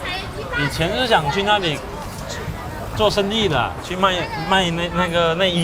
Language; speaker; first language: Chinese; native; Chinese